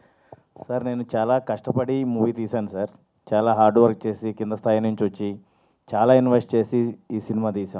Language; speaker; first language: Telugu; native; Telugu